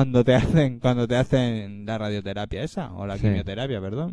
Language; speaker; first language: Spanish; native; Spanish